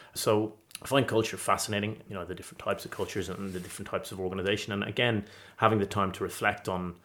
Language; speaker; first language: English; native; English